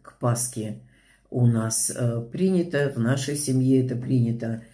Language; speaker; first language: Russian; native; Russian